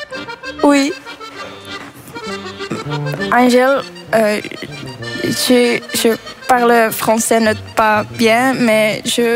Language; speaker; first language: French; non-native, learner; Dutch